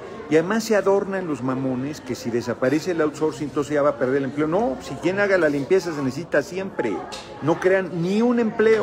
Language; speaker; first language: Spanish; native; Spanish